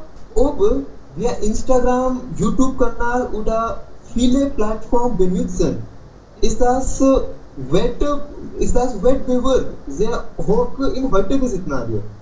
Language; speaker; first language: German; non-native, learner; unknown